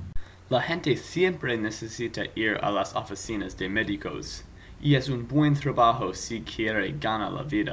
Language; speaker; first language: Spanish; non-native, learner; English